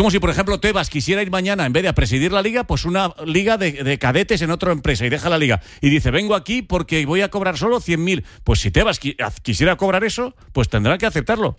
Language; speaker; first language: Spanish; native; Spanish